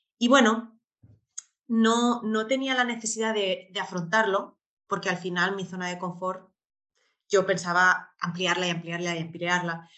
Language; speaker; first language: Spanish; native; Spanish